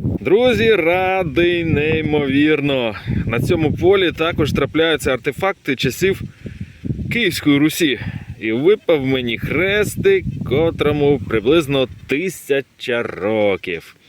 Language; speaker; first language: Ukrainian; native; Ukrainian